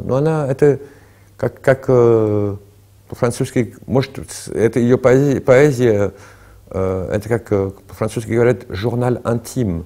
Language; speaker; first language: Russian; early bilingual, heritage; Russian